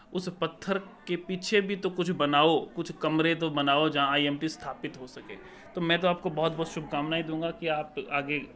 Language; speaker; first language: Hindi; native; Hindi